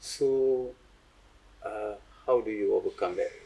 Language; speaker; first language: English; non-native, fluent; Malay